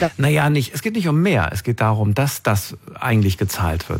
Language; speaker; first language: German; native; German